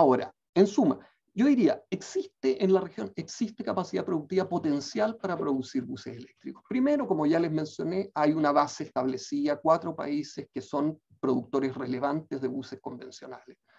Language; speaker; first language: Spanish; native; Spanish